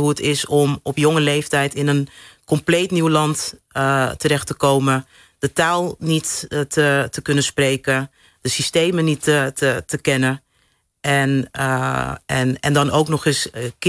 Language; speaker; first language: Dutch; native; Dutch